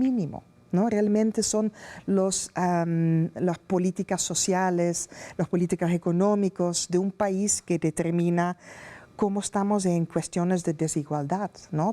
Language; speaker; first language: Spanish; non-native, fluent; Dutch